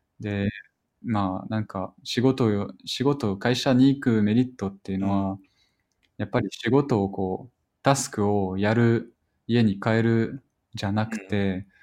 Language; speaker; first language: Japanese; non-native, fluent; French